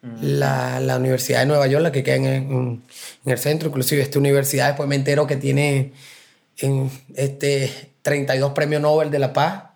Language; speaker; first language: Spanish; native; Spanish